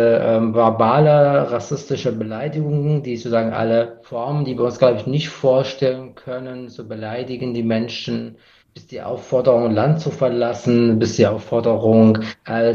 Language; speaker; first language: German; non-native, fluent; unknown